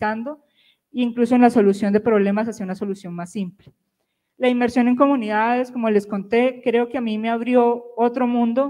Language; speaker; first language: Spanish; native; Spanish